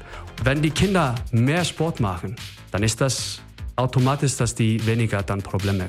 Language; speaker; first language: German; non-native, learner; Icelandic